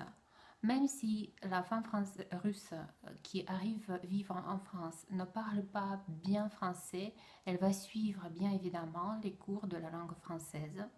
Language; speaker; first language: French; non-native, fluent; Russian